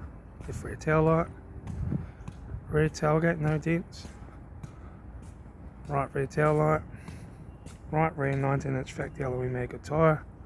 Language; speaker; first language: English; native; English